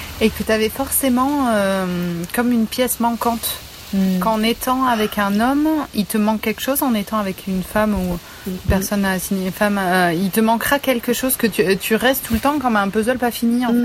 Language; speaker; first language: French; native; French